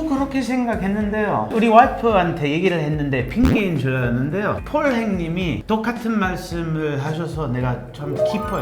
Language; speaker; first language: Korean; non-native, fluent; English